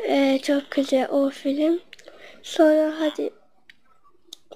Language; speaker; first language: Turkish; non-native, learner; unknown